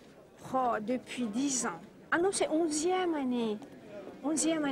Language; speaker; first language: French; non-native, fluent; Turkish